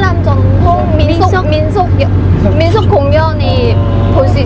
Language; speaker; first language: Korean; non-native, learner; Vietnamese